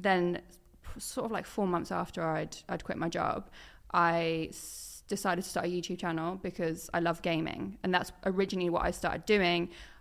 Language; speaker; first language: English; native; English